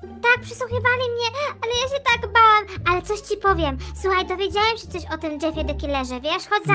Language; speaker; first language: Polish; native; Polish